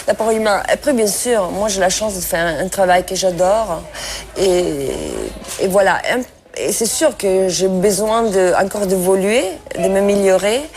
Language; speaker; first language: French; non-native, fluent; Italian